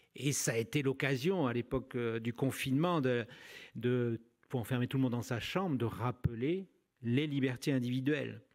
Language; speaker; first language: French; native; French